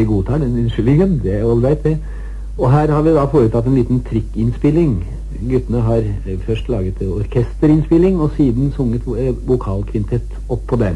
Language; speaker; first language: Norwegian; native; Norwegian